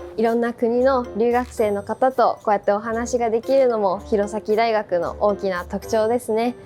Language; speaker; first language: Japanese; native; Japanese